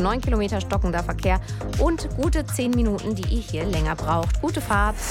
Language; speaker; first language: German; native; German